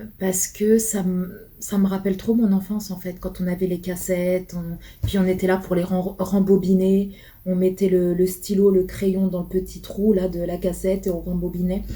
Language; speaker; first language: French; early bilingual, other home language; Portuguese